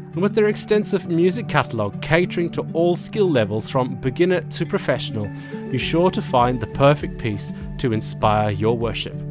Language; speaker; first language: English; native; English